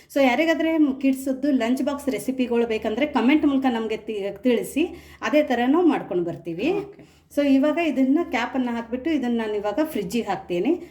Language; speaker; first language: Kannada; non-native, local second language; Marathi